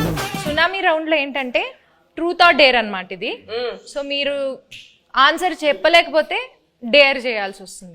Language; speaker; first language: Telugu; native; Telugu